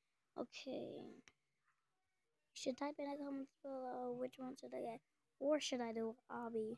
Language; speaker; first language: English; native; English